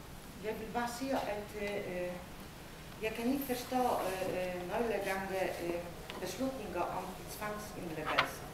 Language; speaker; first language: Danish; non-native, fluent; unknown